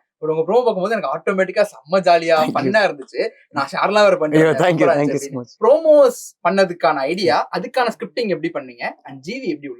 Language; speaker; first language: Tamil; native; Tamil